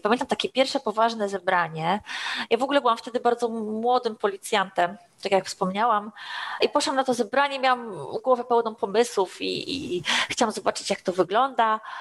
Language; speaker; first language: Polish; native; Polish